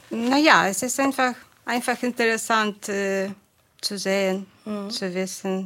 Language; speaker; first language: German; non-native, fluent; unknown